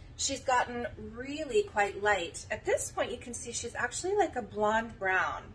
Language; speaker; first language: English; native; English